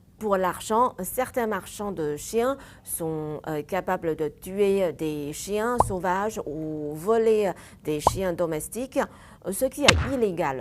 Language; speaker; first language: French; non-native, fluent; Chinese